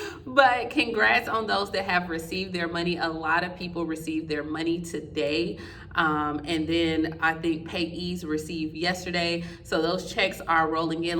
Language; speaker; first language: English; native; English